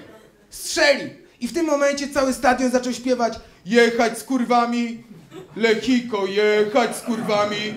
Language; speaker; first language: Polish; native; Polish